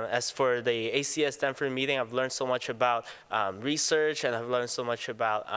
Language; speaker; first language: English; non-native, local second language; Cantonese